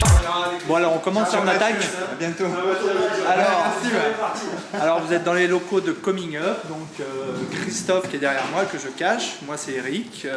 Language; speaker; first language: French; native; French